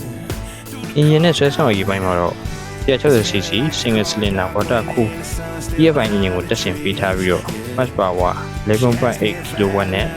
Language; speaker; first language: Burmese; native; Burmese